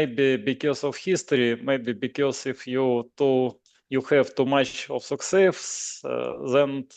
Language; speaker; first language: English; non-native, learner; Russian